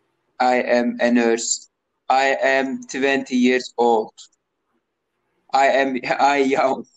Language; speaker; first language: English; non-native, learner; Turkish